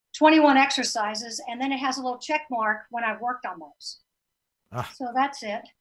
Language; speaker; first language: English; native; English